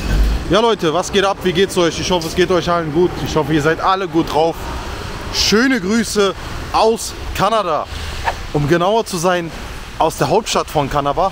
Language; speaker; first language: German; native; German